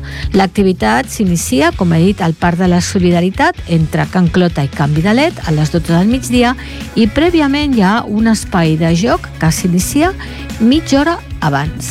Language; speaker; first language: Catalan; native; Catalan